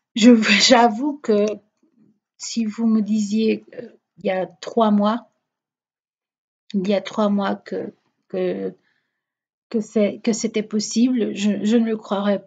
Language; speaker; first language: French; non-native, fluent; Portuguese